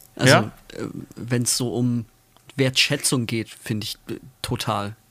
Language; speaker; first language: German; native; German